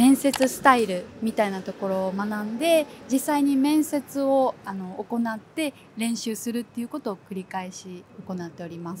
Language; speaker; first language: Japanese; native; Japanese